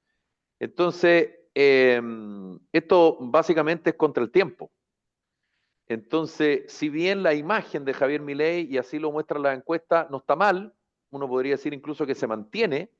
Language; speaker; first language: Spanish; native; Spanish